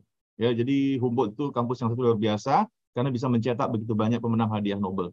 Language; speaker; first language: Indonesian; native; Indonesian